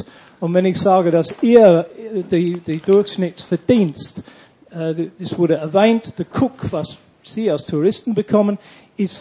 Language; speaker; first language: German; non-native, fluent; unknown